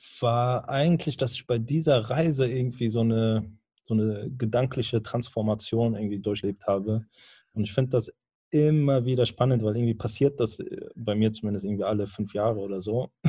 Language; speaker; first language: German; native; German